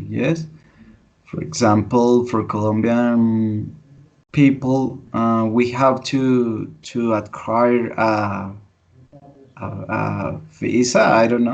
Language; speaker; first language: English; non-native, learner; Spanish